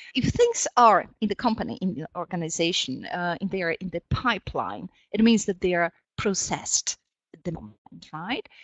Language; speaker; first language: English; non-native, fluent; Polish